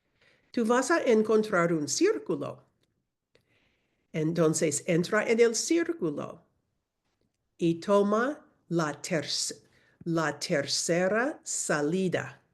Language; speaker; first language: Spanish; non-native, fluent; English